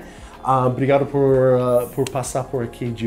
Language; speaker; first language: Portuguese; non-native, learner; English